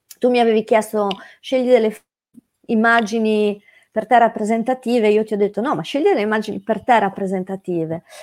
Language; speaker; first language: Italian; native; Italian